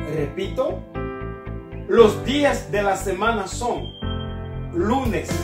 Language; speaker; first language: Spanish; non-native, fluent; Haitian Creole